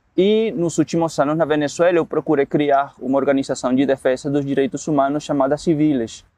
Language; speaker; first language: Portuguese; non-native, fluent; Spanish